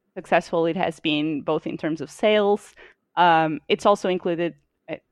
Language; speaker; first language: English; non-native, fluent; Portuguese